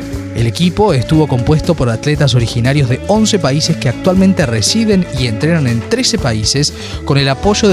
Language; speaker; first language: Spanish; native; Spanish